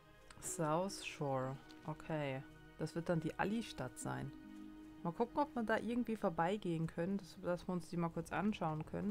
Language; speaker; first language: German; native; German